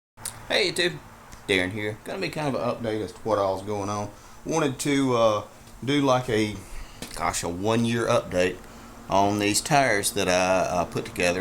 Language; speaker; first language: English; native; English